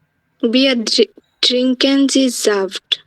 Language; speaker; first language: German; non-native, learner; Bangla